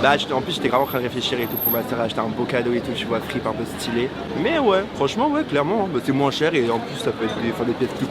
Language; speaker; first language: French; native; French